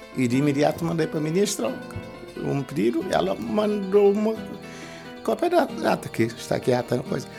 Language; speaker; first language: Portuguese; non-native, local second language; Kabuverdianu